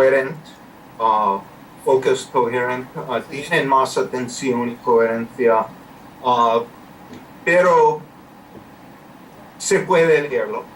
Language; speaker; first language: Spanish; non-native, fluent; English